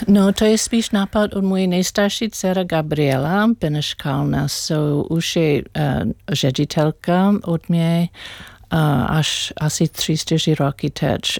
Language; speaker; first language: Czech; non-native, learner; English